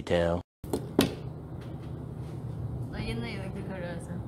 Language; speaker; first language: Korean; non-native, fluent; Chinese